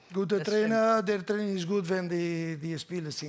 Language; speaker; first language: German; non-native, learner; Catalan